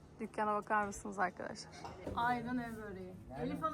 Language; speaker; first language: Turkish; native; Turkish